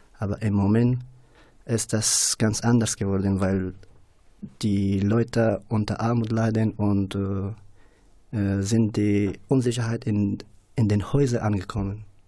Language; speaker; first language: German; non-native, fluent; Persian